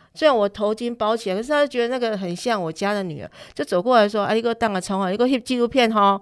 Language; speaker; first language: Chinese; native; Chinese